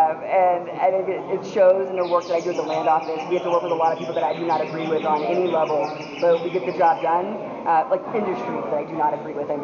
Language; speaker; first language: English; native; English